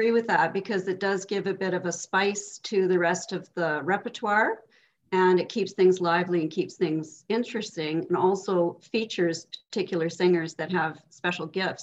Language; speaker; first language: English; native; English